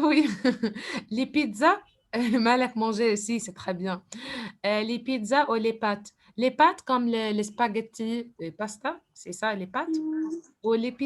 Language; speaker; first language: French; non-native, fluent; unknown